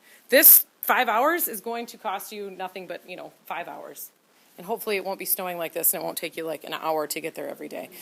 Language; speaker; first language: English; native; English